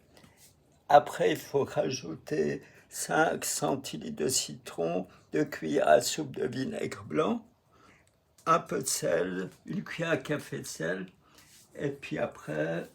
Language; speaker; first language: French; non-native, fluent; Russian